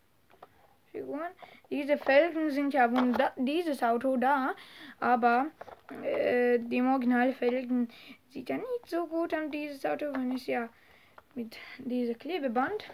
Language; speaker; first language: German; non-native, learner; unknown